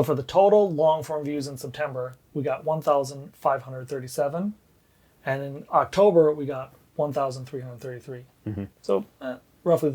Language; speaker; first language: English; native; English